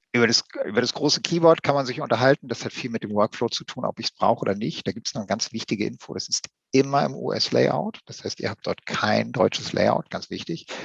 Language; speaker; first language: German; native; German